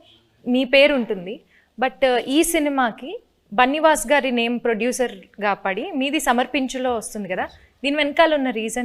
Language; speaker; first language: Telugu; native; Telugu